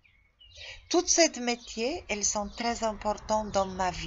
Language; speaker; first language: French; non-native, fluent; Polish